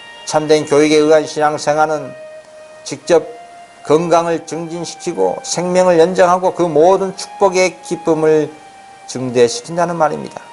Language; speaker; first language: Korean; native; Korean